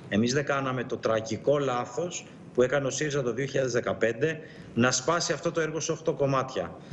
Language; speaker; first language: Greek; native; Greek